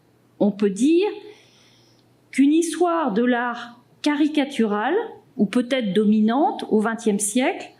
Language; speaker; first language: French; native; French